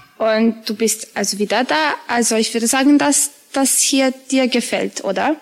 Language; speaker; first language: German; non-native, fluent; Serbian